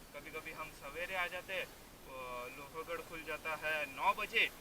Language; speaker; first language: Hindi; non-native, local second language; Marathi